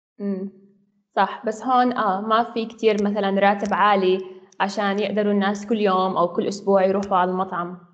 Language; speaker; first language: Arabic; native; Arabic